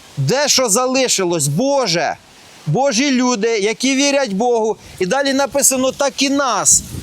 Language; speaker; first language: Ukrainian; non-native, local second language; Russian